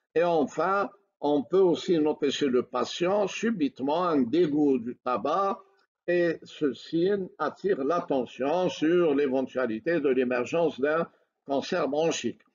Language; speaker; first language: French; non-native, local second language; Arabic